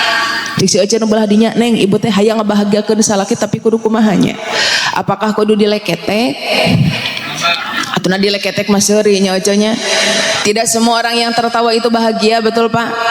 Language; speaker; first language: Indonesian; non-native, local second language; Sundanese